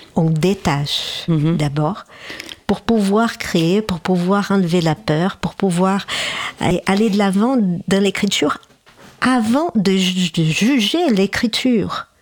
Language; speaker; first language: French; non-native, fluent; Portuguese